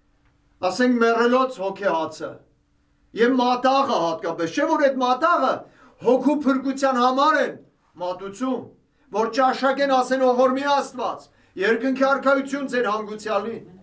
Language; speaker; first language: Armenian; native; Armenian